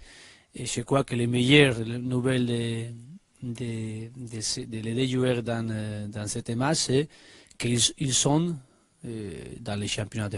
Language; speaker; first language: French; non-native, learner; Spanish